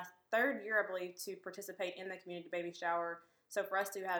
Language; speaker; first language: English; native; English